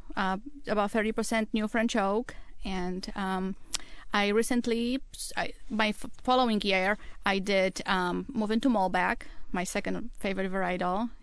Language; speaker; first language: English; non-native, fluent; Polish